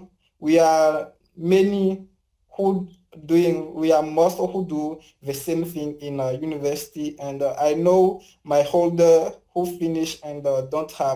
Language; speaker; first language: English; non-native, learner; French